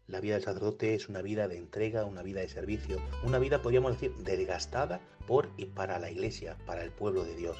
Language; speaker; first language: Spanish; native; Spanish